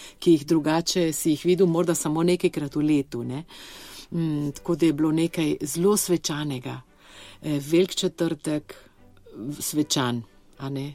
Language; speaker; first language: Slovenian; early bilingual, heritage; Slovenian